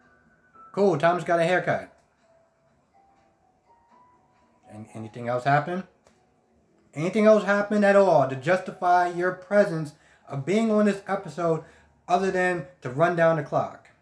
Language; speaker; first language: English; native; English